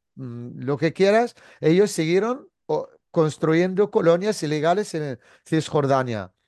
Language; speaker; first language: Spanish; non-native, fluent; Arabic